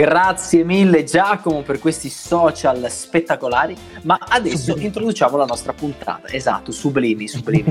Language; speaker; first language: Italian; native; Italian